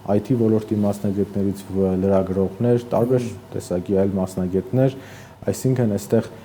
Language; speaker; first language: Armenian; native; Armenian